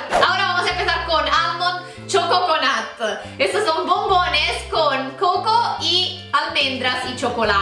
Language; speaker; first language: Spanish; non-native, fluent; Italian